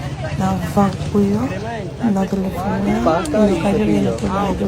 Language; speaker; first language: Spanish; non-native, learner; Haitian Creole